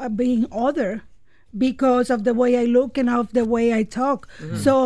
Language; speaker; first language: English; non-native, fluent; Spanish